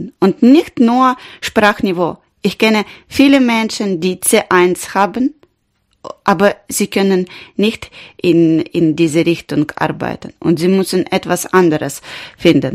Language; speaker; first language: German; non-native, learner; Ukrainian